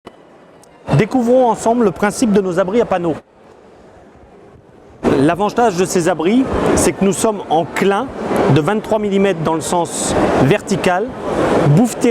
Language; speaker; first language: French; native; French